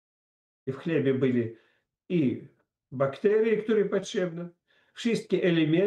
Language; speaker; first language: Polish; non-native, fluent; Russian